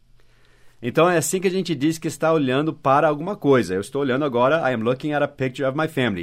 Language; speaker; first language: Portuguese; non-native, fluent; English